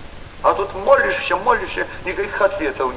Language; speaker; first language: Polish; non-native, learner; Russian